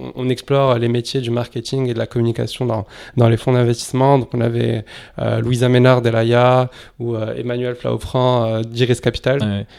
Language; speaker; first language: French; non-native, local second language; Arabic